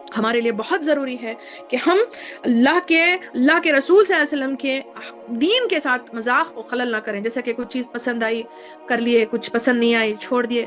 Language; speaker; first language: Urdu; native; Urdu